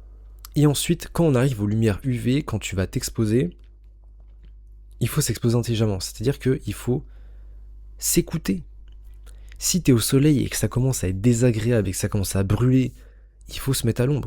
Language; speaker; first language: French; native; French